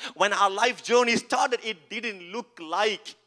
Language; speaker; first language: English; non-native, local second language; Malayalam